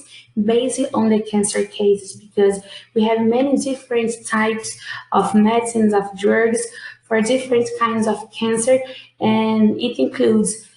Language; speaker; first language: English; non-native, fluent; Portuguese